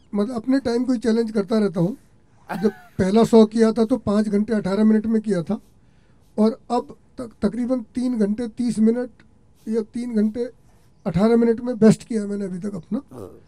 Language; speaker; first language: Hindi; native; Hindi